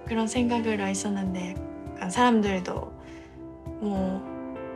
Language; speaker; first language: Korean; non-native, fluent; Japanese